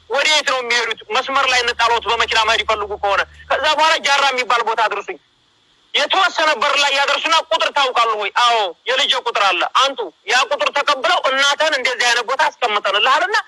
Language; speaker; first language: Amharic; native; Amharic